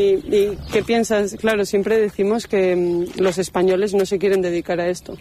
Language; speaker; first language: Spanish; native; Spanish